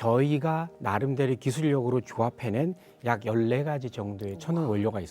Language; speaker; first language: Korean; native; Korean